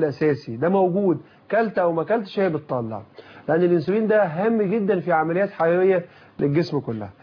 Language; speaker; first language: Arabic; native; Arabic